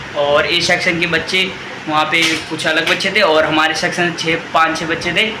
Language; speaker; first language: Hindi; native; Hindi